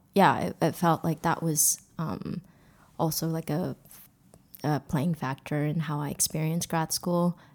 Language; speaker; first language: English; early bilingual, other home language; Korean